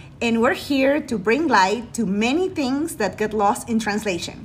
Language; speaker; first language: English; non-native, fluent; Spanish